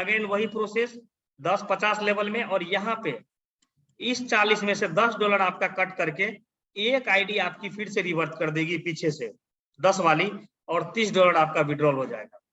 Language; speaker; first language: Hindi; native; Hindi